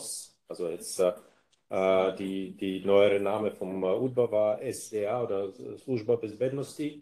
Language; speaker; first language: German; non-native, fluent; Bulgarian